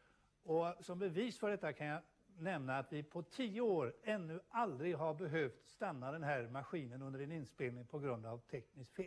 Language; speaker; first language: Swedish; native; Swedish